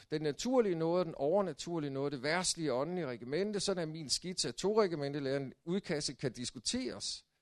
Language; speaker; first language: Danish; native; Danish